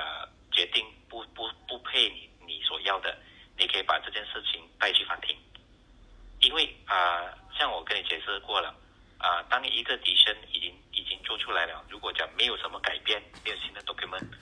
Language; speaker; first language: Chinese; native; Chinese